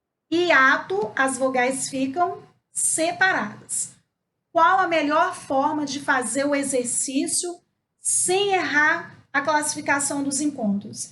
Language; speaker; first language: Portuguese; native; Portuguese